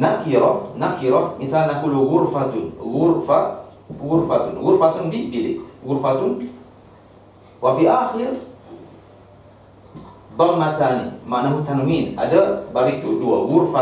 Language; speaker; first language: Arabic; non-native, fluent; Malay